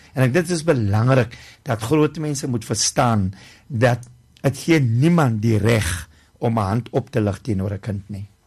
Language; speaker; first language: Afrikaans; native; Afrikaans